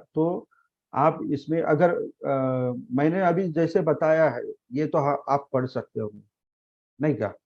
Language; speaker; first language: Hindi; non-native, local second language; Marathi